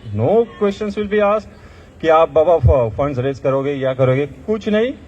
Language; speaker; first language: Hindi; non-native, local second language; Marathi